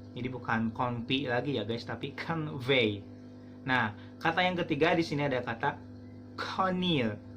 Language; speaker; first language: Indonesian; native; Indonesian